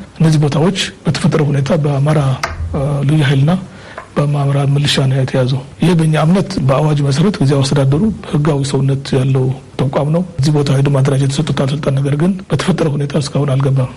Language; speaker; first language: Amharic; non-native, local second language; Tigrinya